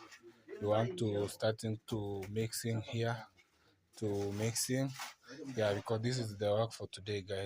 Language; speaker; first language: English; non-native, learner; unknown